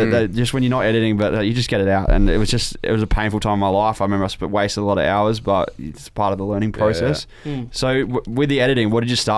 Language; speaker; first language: English; native; English